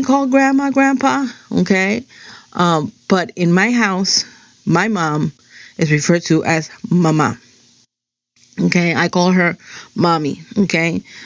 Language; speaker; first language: English; early bilingual, other home language; Spanish